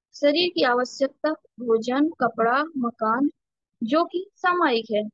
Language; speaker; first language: Hindi; native; Hindi